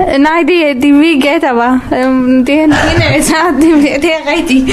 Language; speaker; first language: Danish; early bilingual, other home language; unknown